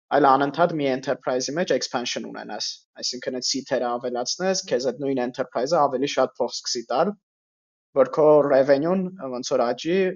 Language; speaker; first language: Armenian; native; Armenian